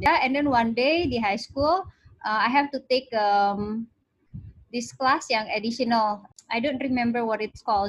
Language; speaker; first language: English; non-native, local second language; Indonesian